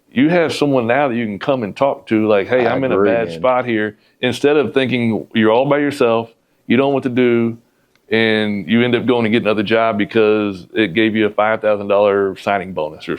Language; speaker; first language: English; native; English